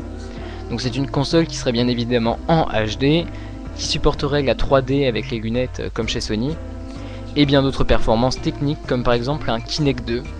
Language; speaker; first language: French; native; French